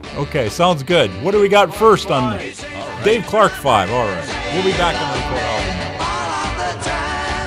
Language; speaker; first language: English; native; English